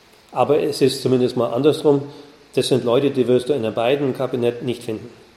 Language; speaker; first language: German; native; German